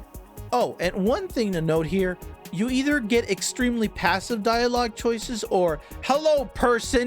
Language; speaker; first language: English; native; English